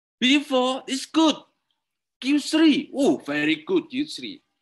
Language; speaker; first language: English; non-native, learner; Indonesian